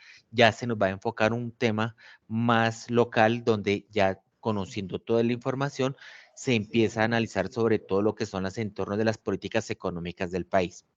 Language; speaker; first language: Spanish; native; Spanish